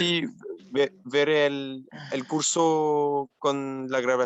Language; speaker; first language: Spanish; non-native, fluent; French